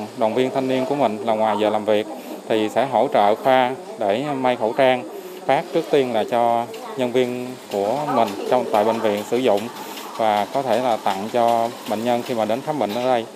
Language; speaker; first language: Vietnamese; native; Vietnamese